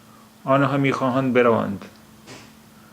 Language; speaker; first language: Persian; non-native, fluent; Urdu